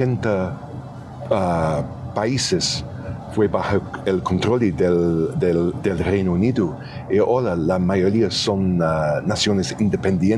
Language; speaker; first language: Spanish; non-native, fluent; English